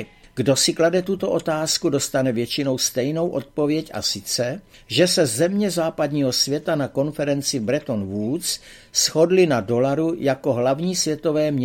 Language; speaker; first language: Czech; native; Czech